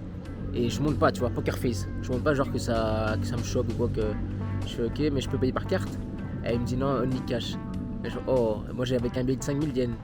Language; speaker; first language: French; native; French